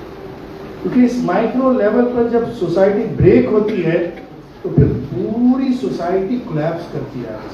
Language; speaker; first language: Urdu; native; Urdu